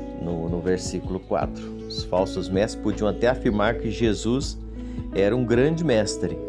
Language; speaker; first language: Portuguese; native; Portuguese